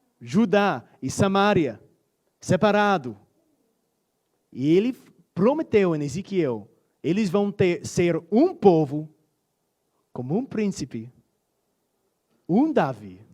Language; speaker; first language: Portuguese; non-native, fluent; English